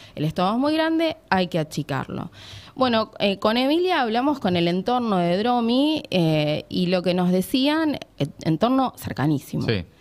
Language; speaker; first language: Spanish; native; Spanish